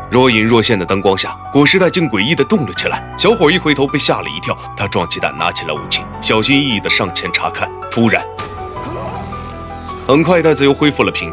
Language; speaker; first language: Chinese; native; Chinese